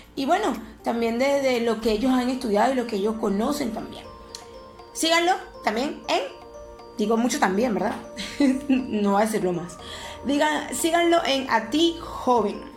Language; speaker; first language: Spanish; native; Spanish